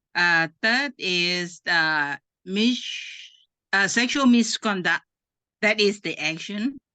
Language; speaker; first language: English; non-native, learner; Thai